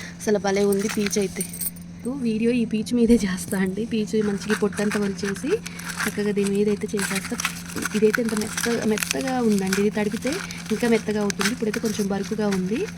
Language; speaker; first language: Telugu; native; Telugu